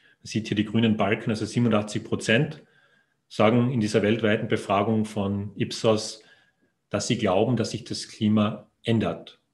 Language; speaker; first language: German; native; German